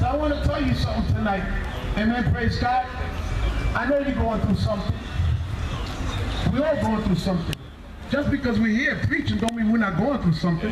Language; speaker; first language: English; early bilingual, other home language; Spanish